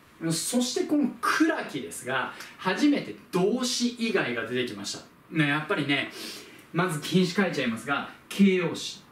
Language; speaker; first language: Japanese; native; Japanese